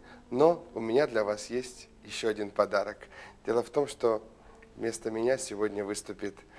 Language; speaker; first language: Russian; native; Russian